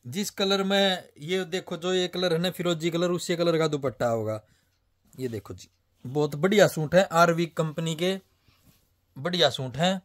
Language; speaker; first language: Hindi; native; Hindi